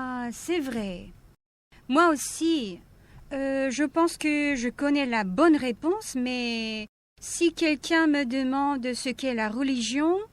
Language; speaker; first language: French; non-native, fluent; Korean